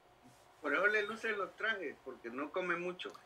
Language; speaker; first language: Spanish; native; Spanish